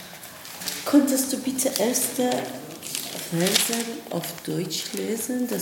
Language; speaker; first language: German; non-native, learner; Persian